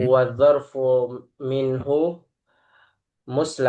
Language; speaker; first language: Arabic; non-native, learner; Indonesian